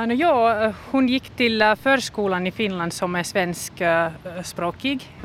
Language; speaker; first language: Swedish; non-native, local second language; Finnish